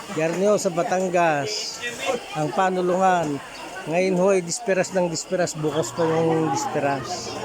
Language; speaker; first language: Filipino; native; Filipino